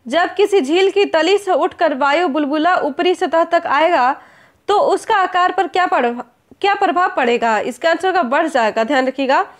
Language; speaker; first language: Hindi; native; Hindi